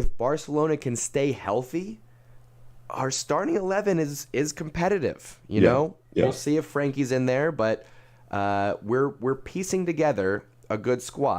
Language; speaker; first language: English; native; English